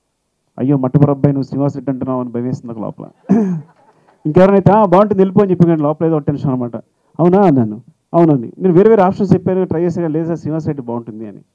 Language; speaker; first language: Telugu; native; Telugu